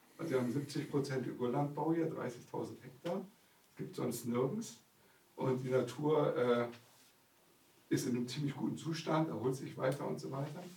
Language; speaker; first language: German; native; German